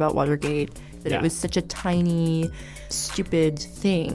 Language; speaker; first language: English; native; English